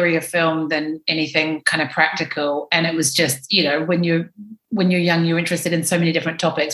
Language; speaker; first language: English; native; English